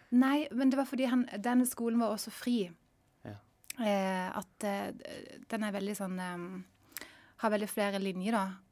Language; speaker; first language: Norwegian; native; Norwegian